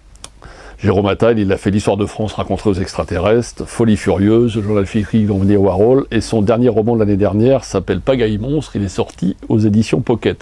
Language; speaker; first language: French; native; French